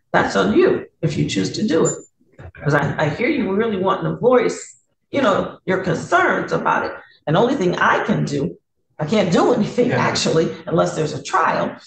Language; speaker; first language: English; native; English